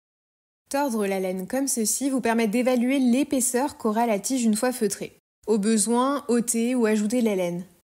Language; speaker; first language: French; native; French